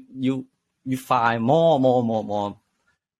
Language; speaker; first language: English; non-native, learner; Vietnamese